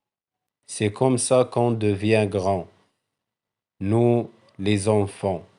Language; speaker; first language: French; non-native, local second language; Arabic